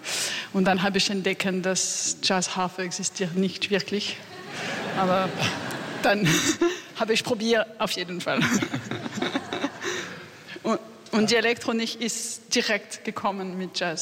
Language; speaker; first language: German; non-native, learner; French